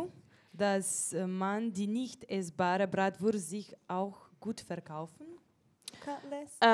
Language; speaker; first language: German; non-native, learner; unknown